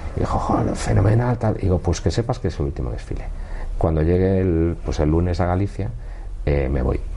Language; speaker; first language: Spanish; native; Spanish